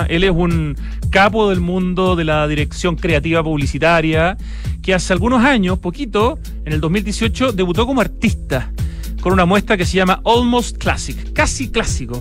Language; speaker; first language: Spanish; native; Spanish